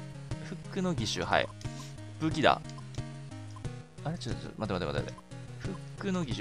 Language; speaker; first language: Japanese; native; Japanese